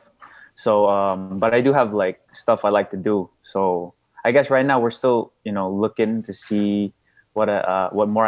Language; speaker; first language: English; non-native, local second language; Cebuano